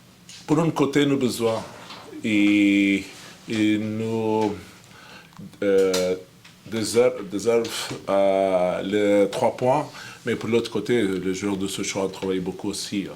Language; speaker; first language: French; non-native, fluent; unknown